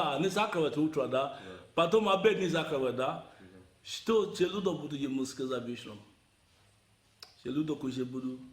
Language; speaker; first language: Russian; non-native, learner; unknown